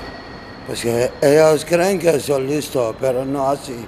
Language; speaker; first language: Spanish; non-native, learner; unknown